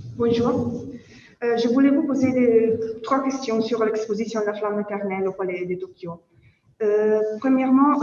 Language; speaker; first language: French; non-native, fluent; German